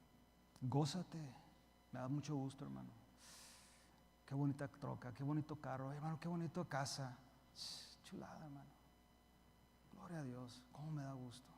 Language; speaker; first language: Spanish; early bilingual, heritage; Spanish